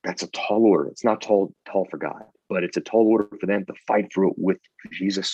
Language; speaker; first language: English; native; English